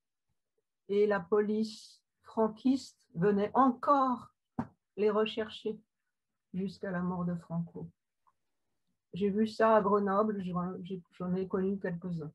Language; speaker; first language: French; native; French